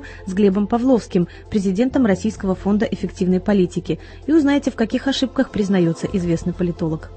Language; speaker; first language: Russian; native; Russian